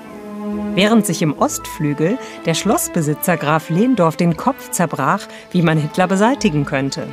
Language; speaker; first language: German; native; German